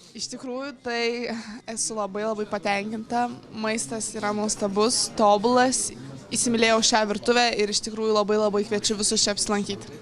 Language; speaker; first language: Lithuanian; native; Lithuanian